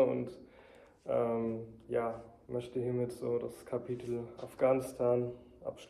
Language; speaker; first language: German; early bilingual, heritage; German